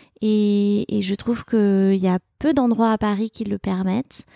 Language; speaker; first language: French; native; French